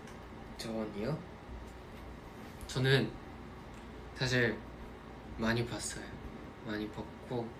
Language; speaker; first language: Korean; non-native, fluent; Japanese